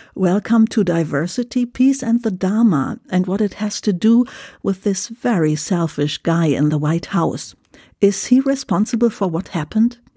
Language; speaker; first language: English; non-native, fluent; German